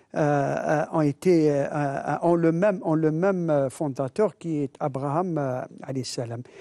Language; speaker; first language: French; non-native, local second language; Arabic